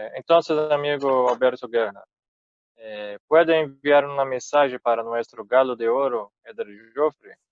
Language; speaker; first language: Spanish; non-native, fluent; Portuguese